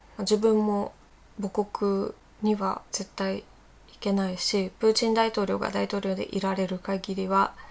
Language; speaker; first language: Japanese; non-native, fluent; Russian